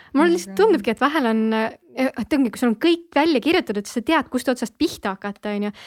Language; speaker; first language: Estonian; native; Estonian